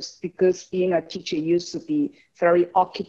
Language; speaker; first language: English; non-native, local second language; Cantonese